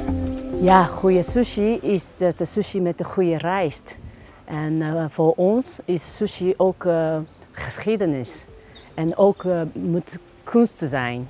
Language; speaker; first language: Dutch; non-native, learner; Japanese